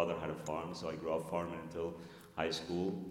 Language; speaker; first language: English; non-native, fluent; Arabic